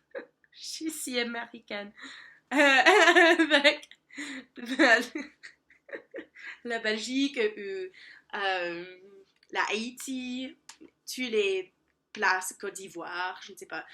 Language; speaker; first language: French; non-native, learner; English